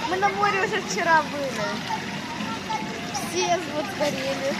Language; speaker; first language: Russian; native; Russian